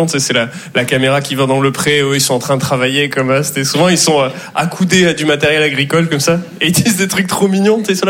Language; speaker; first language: French; native; French